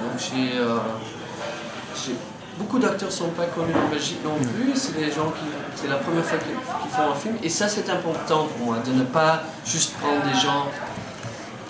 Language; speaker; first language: French; non-native, fluent; Dutch